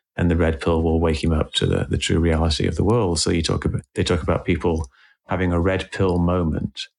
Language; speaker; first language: English; native; English